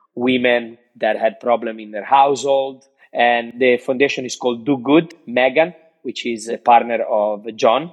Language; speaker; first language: English; non-native, fluent; Italian